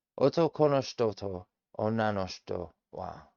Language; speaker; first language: Japanese; non-native, learner; English